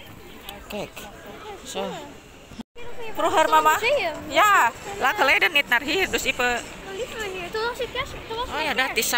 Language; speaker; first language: Dutch; non-native, learner; Indonesian